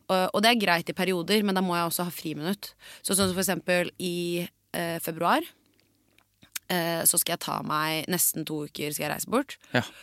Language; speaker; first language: Norwegian; native; Norwegian